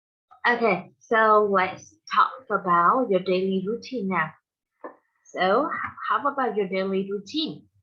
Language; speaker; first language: English; non-native, fluent; Vietnamese